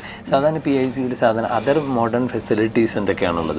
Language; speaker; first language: Malayalam; native; Malayalam